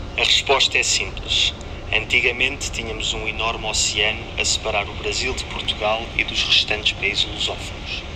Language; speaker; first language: Portuguese; native; Portuguese